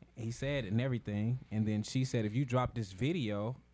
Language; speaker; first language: English; native; English